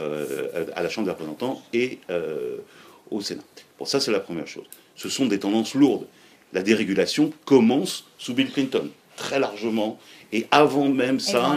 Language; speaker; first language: French; native; French